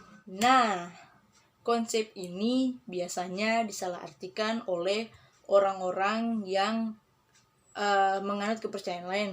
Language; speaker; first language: Indonesian; native; Indonesian